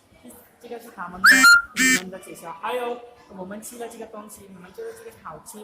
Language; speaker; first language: Chinese; non-native, learner; Urdu